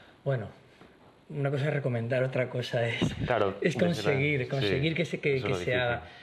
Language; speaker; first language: Spanish; native; Spanish